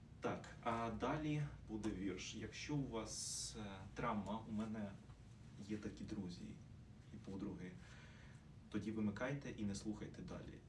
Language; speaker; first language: Ukrainian; non-native, local second language; Russian